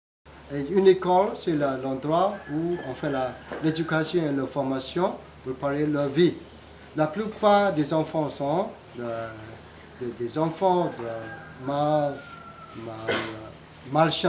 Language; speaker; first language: French; non-native, learner; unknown